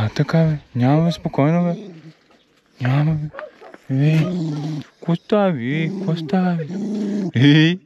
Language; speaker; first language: Bulgarian; early bilingual, heritage; Bulgarian